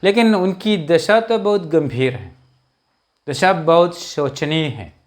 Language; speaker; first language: Hindi; non-native, local second language; Malayalam